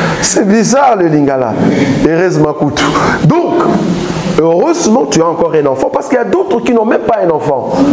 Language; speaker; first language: French; non-native, local second language; Lingala